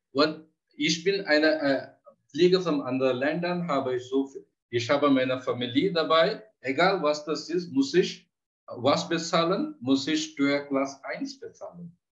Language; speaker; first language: German; non-native, learner; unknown